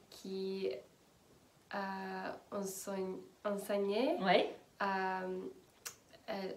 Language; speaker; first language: French; non-native, learner; English